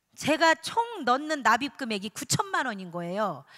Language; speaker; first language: Korean; native; Korean